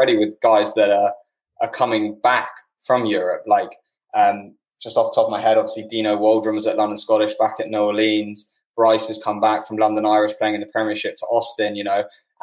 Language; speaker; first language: English; native; English